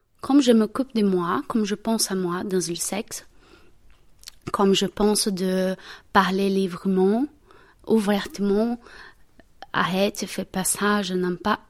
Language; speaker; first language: French; non-native, learner; Portuguese